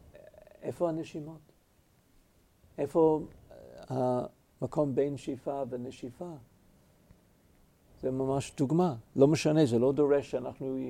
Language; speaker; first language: Hebrew; non-native, fluent; English